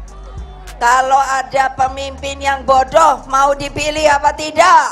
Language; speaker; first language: Indonesian; native; Indonesian